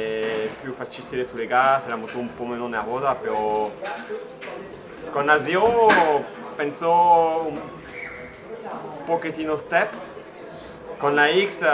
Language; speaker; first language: Italian; non-native, learner; French